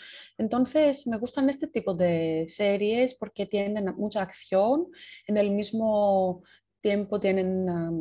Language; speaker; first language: Spanish; non-native, fluent; Greek